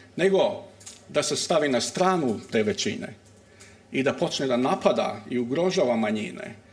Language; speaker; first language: Croatian; native; Croatian